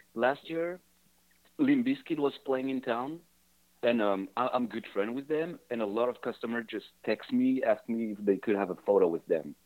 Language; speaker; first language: English; non-native, fluent; French